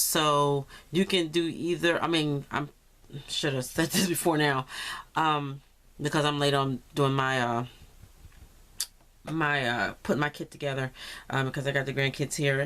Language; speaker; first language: English; native; English